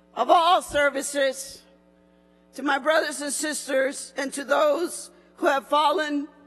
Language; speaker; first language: English; early bilingual, other home language; Spanish